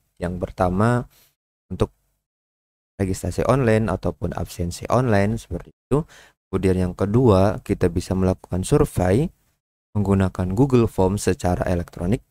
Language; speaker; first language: Indonesian; native; Indonesian